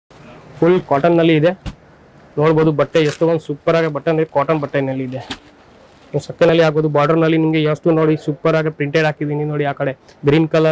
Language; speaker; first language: Kannada; non-native, fluent; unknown